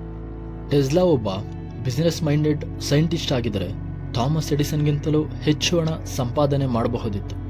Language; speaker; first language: Kannada; native; Kannada